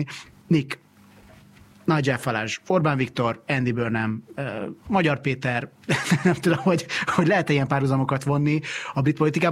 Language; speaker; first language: Hungarian; native; Hungarian